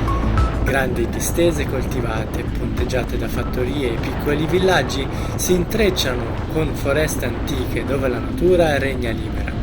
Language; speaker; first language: Italian; native; Italian